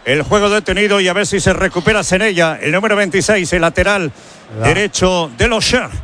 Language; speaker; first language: Spanish; native; Spanish